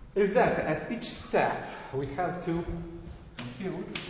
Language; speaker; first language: English; non-native, fluent; Italian